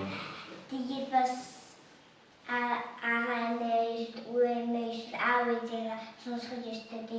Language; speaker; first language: Mongolian; early bilingual, heritage; Mongolian